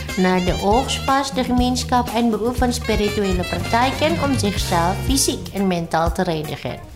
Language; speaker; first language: Dutch; non-native, fluent; Indonesian